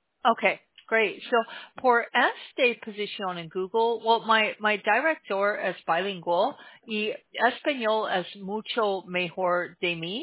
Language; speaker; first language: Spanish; non-native, learner; English